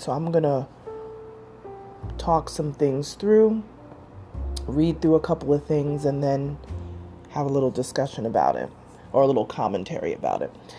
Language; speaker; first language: English; native; English